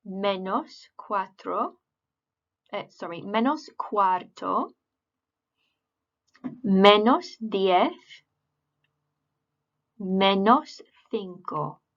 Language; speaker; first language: Spanish; non-native, fluent; English